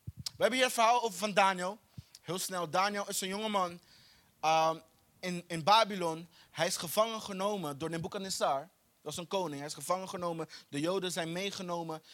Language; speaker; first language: Dutch; non-native, fluent; Portuguese